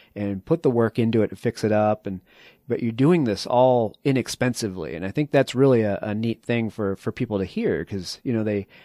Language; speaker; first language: English; native; English